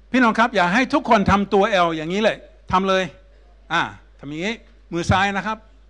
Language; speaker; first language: Thai; non-native, fluent; English